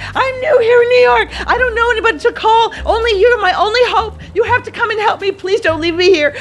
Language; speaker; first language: English; native; English